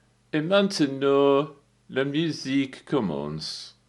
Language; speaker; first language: French; non-native, learner; English